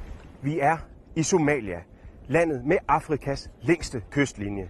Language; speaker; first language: Danish; native; Danish